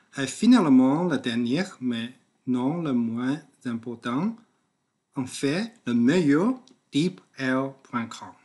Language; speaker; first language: French; non-native, learner; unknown